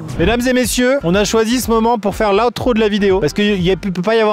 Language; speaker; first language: French; native; French